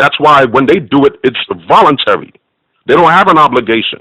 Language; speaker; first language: English; native; English